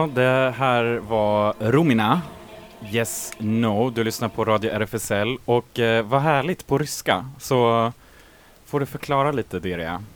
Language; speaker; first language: Swedish; native; Swedish